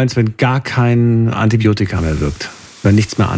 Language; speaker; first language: German; native; German